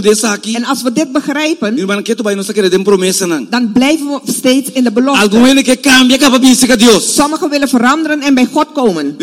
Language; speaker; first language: Dutch; non-native, local second language; Papiamento